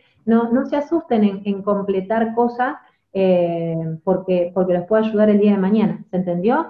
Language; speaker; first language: Spanish; native; Spanish